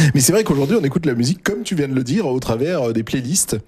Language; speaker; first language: French; native; French